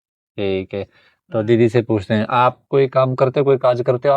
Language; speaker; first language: Hindi; native; Hindi